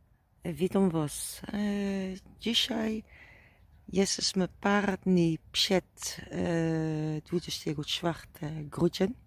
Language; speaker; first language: Polish; non-native, learner; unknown